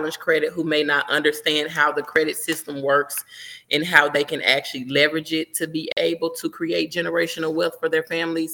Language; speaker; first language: English; native; English